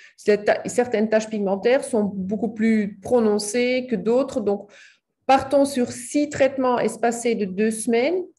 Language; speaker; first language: French; native; French